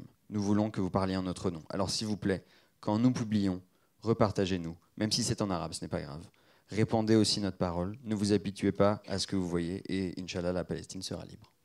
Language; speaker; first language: French; native; French